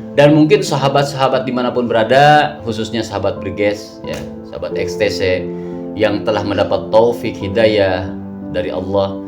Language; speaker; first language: Indonesian; native; Indonesian